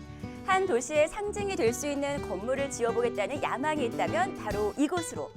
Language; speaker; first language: Korean; native; Korean